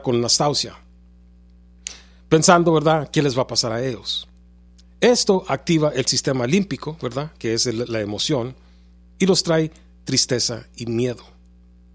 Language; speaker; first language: Spanish; early bilingual, heritage; Spanish